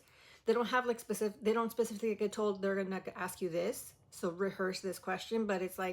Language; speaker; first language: English; early bilingual, other home language; Spanish